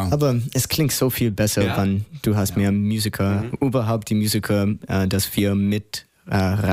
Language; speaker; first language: German; non-native, learner; English